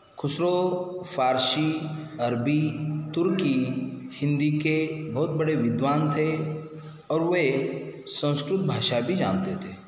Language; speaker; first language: Hindi; non-native, local second language; Marathi